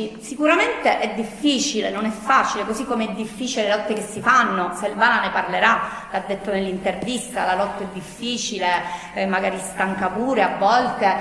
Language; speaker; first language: Italian; native; Italian